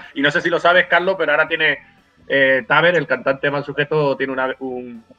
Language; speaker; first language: Spanish; native; Spanish